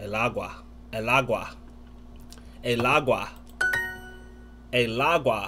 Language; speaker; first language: Spanish; non-native, learner; English